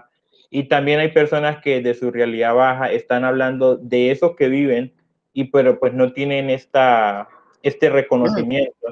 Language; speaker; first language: Spanish; native; Spanish